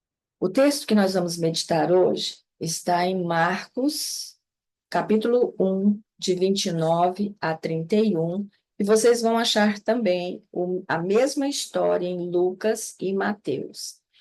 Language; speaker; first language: Portuguese; native; Portuguese